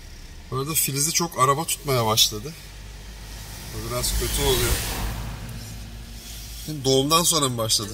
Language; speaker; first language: Turkish; native; Turkish